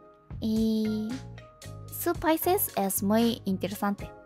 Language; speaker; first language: Spanish; non-native, learner; Japanese